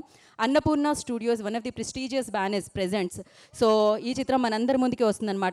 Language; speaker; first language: Telugu; native; Telugu